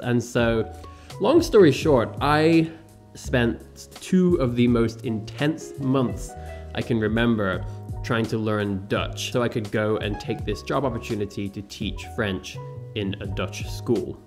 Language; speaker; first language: English; native; English